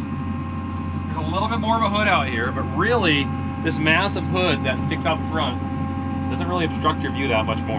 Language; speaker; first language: English; native; English